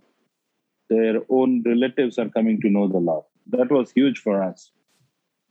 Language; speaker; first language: English; non-native, local second language; Hindi